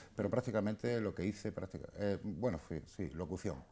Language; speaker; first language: Spanish; native; Spanish